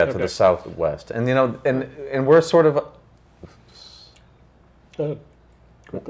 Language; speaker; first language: English; native; English